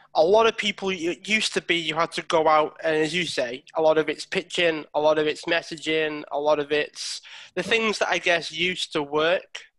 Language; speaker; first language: English; native; English